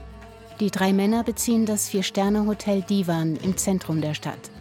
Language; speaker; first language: German; native; German